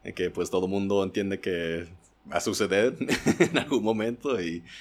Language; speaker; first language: Spanish; early bilingual, heritage; Spanish